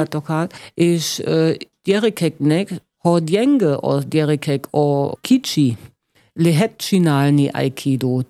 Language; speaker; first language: Hungarian; non-native, learner; German